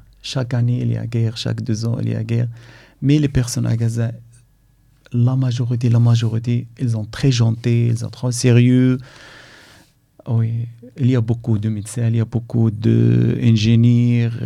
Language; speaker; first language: French; non-native, learner; Arabic